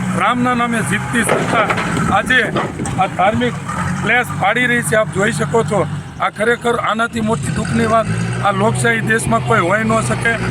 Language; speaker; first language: Gujarati; native; Gujarati